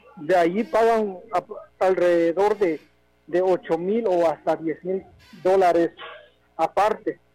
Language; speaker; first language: Spanish; non-native, local second language; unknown